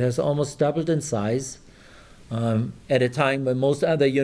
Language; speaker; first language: English; non-native, fluent; German